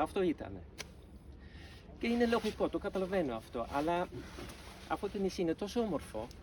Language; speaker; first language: Greek; non-native, fluent; Dutch